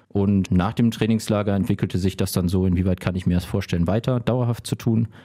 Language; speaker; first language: German; native; German